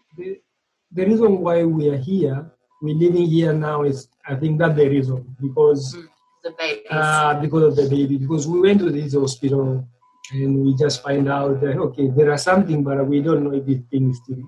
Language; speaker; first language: English; non-native, local second language; Swahili